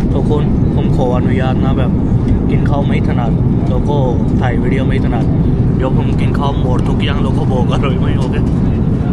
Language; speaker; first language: Thai; non-native, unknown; Punjabi